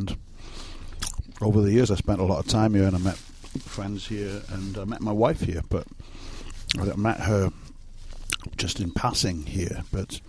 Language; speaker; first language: English; native; English